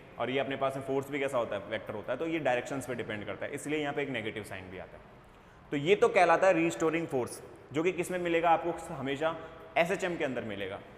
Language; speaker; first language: Hindi; native; Hindi